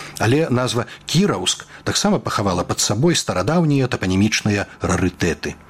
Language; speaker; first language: Belarusian; native; Belarusian